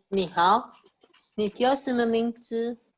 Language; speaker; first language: Chinese; non-native, learner; Indonesian